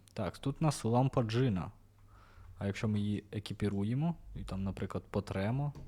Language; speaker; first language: Ukrainian; non-native, local second language; Russian